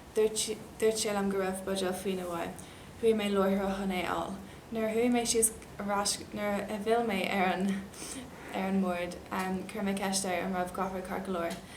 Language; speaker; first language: Irish; non-native, local second language; English